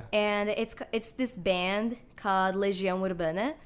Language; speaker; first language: English; non-native, fluent; Portuguese